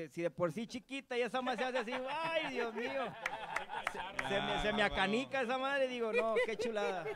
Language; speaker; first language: Spanish; native; Spanish